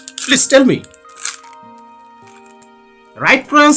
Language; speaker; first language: English; non-native, learner; Bangla